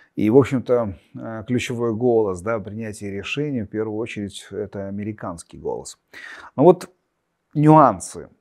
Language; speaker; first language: Russian; native; Russian